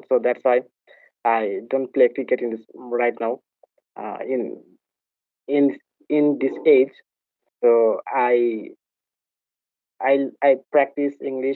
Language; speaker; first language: English; non-native, learner; Bangla